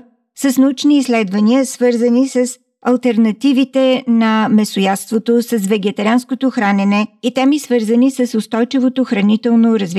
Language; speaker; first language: Bulgarian; native; Bulgarian